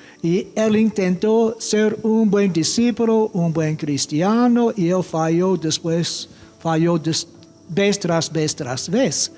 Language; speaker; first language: Spanish; non-native, fluent; English